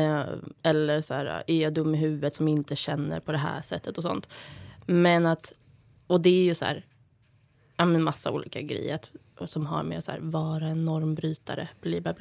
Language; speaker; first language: Swedish; native; Swedish